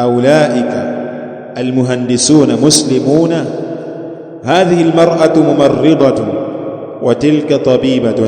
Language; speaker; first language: Arabic; non-native, fluent; Swahili